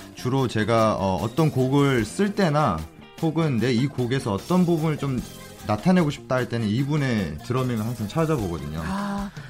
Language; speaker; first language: Korean; native; Korean